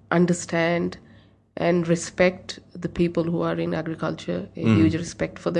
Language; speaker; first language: English; non-native, local second language; Hindi